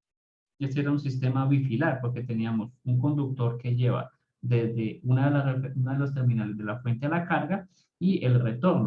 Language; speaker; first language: Spanish; native; Spanish